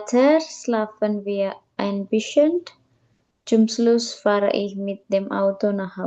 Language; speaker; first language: German; non-native, learner; Indonesian